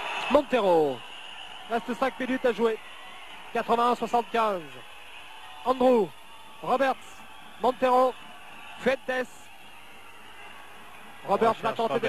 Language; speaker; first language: French; native; French